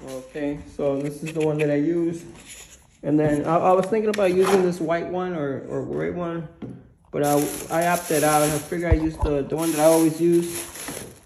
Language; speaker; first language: English; early bilingual, other home language; Spanish